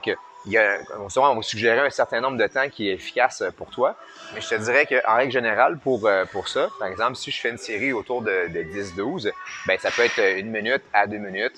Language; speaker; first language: French; native; French